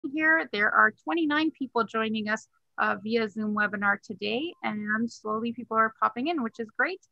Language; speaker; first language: English; native; English